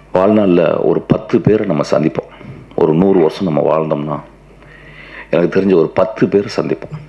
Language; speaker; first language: Tamil; non-native, local second language; Malayalam